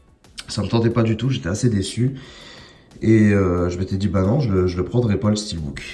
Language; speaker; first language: French; native; French